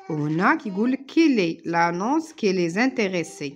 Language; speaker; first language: French; non-native, local second language; Arabic